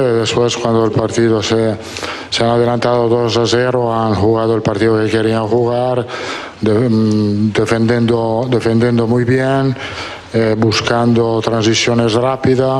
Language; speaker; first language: Spanish; non-native, fluent; Italian